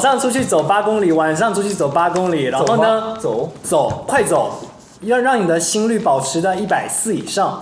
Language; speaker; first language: Chinese; native; Chinese